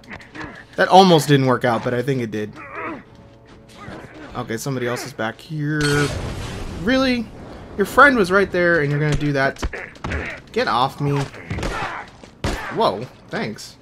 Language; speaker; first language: English; native; English